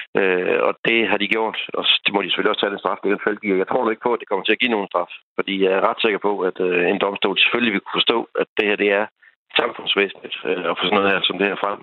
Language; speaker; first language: Danish; native; Danish